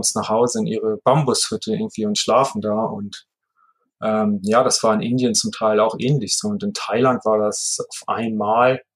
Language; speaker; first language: German; native; German